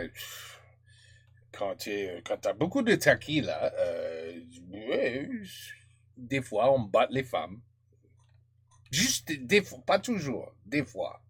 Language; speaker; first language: French; non-native, fluent; English